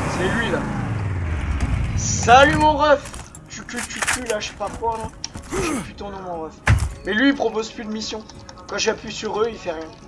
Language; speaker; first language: French; native; French